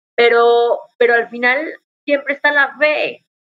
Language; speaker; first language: Spanish; native; Spanish